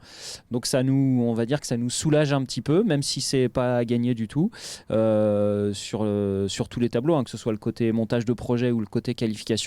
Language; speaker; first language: French; native; French